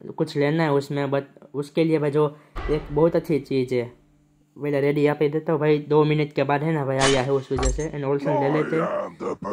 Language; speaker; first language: Hindi; non-native, local second language; Gujarati